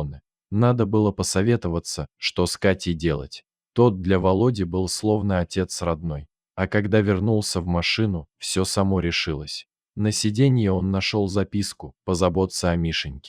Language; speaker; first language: Russian; native; Russian